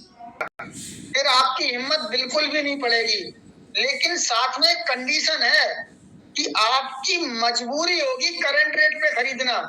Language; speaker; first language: Hindi; native; Hindi